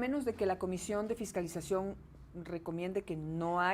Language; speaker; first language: Spanish; native; Spanish